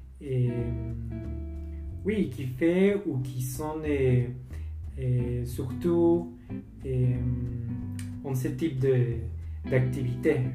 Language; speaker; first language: French; non-native, learner; Spanish